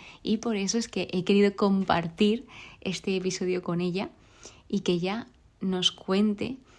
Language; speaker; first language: Spanish; native; Spanish